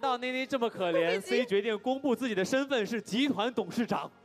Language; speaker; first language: Chinese; native; Chinese